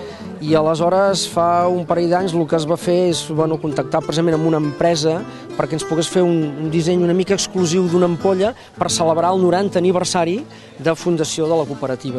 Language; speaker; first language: Catalan; native; Catalan